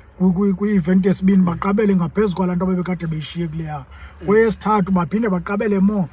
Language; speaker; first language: Zulu; native; Zulu